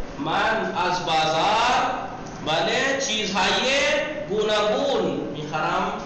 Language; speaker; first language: Persian; non-native, fluent; Urdu